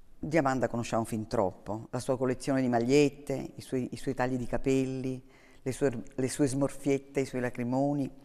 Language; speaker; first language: Italian; native; Italian